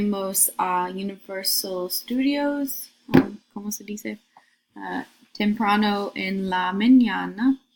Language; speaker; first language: Spanish; non-native, learner; English